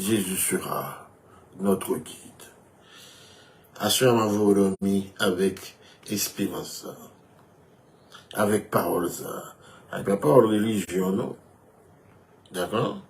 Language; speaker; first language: French; non-native, local second language; Haitian Creole